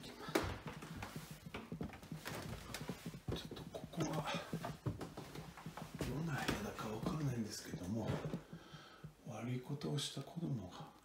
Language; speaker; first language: Japanese; non-native, fluent; French